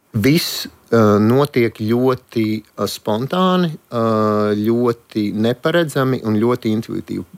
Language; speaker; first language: Latvian; native; Latvian